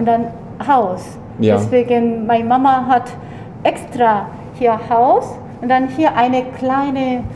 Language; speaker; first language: German; non-native, learner; Korean